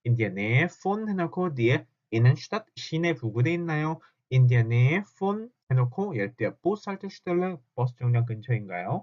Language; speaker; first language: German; non-native, fluent; Korean